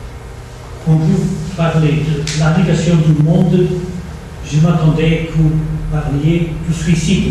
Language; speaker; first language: French; non-native, fluent; Portuguese